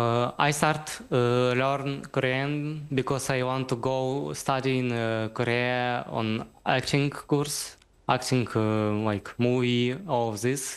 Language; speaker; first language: English; non-native, learner; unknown